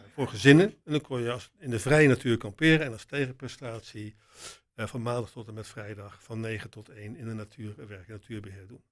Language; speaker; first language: Dutch; native; Dutch